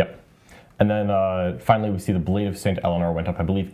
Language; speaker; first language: English; native; English